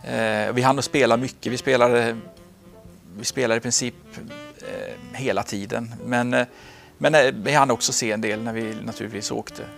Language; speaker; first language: Swedish; native; Swedish